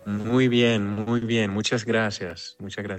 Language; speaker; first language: Spanish; non-native, fluent; Hebrew